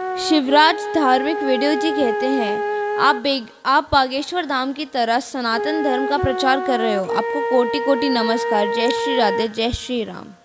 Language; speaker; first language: Hindi; native; Hindi